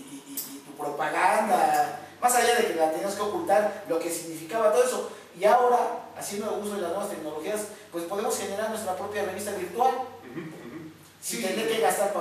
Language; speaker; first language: Spanish; native; Spanish